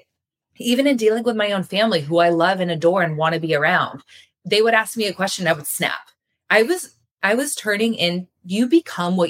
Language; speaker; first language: English; native; English